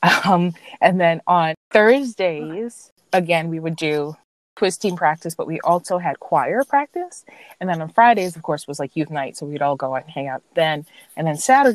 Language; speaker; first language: English; native; English